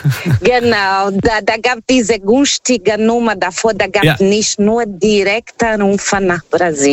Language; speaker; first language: German; non-native, fluent; Portuguese